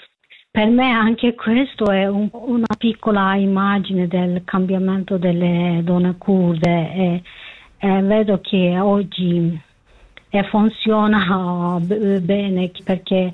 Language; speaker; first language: Italian; non-native, fluent; Kurdish